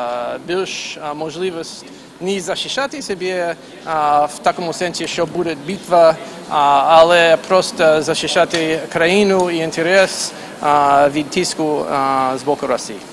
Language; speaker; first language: Ukrainian; non-native, fluent; English